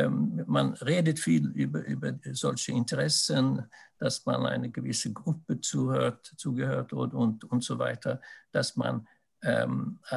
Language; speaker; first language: German; non-native, fluent; Swedish